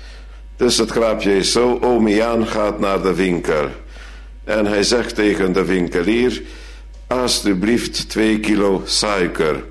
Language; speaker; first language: Dutch; non-native, fluent; Hungarian